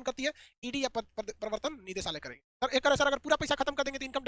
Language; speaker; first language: Hindi; native; Hindi